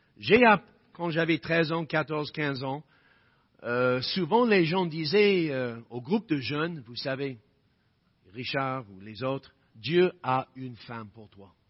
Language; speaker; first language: French; non-native, fluent; English